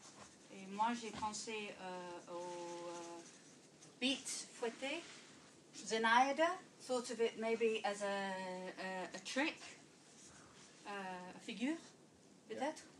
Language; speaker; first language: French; non-native, fluent; English